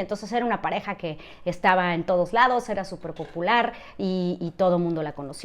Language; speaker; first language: Spanish; native; Spanish